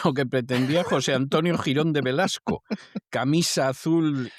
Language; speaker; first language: Spanish; native; Spanish